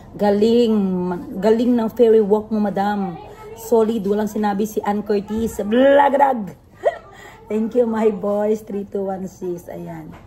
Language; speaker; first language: Filipino; non-native, local second language; Cebuano